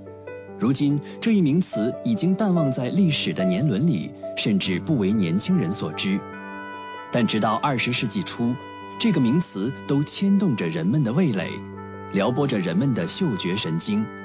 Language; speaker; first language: Chinese; native; Chinese